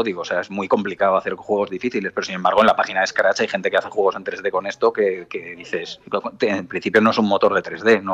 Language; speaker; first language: Spanish; native; Spanish